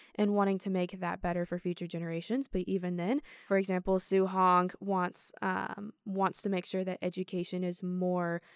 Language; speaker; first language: English; native; English